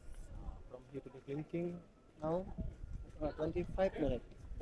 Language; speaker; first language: English; non-native, learner; Indonesian